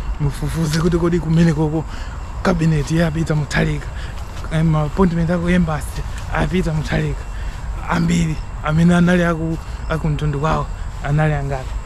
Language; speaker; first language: Nyanja; non-native, local second language; Tumbuka